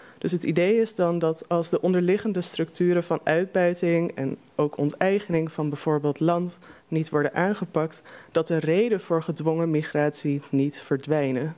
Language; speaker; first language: Dutch; native; Dutch